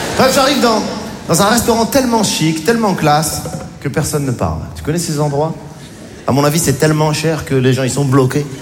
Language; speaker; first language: French; native; French